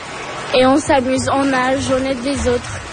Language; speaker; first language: French; early bilingual, other home language; Turkish